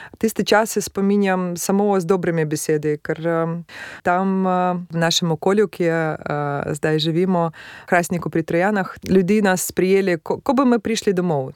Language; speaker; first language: Slovenian; non-native, fluent; Russian